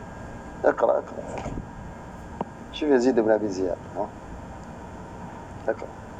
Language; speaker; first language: Arabic; native; Arabic